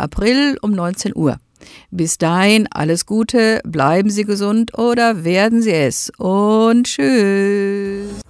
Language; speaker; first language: German; native; German